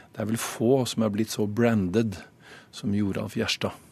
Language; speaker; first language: Norwegian; native; Norwegian